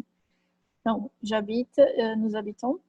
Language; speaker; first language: French; non-native, fluent; Portuguese